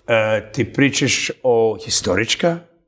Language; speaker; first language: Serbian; early bilingual, heritage; Serbian